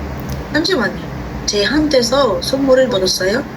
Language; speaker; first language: Korean; non-native, fluent; Arabic